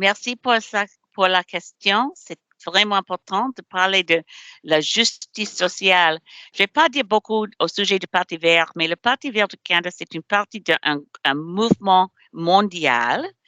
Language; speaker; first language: French; non-native, learner; English